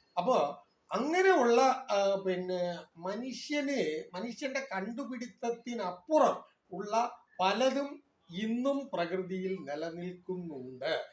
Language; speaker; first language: Malayalam; non-native, local second language; Tamil